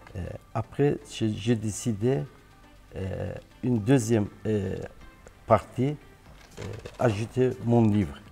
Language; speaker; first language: French; non-native, learner; Turkish